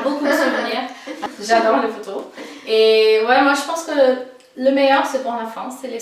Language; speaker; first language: French; non-native, fluent; Portuguese